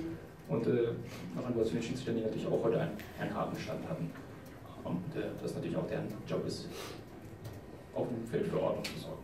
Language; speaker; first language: German; native; German